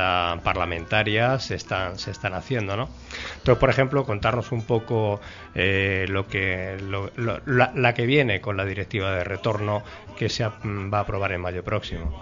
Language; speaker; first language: Spanish; native; Spanish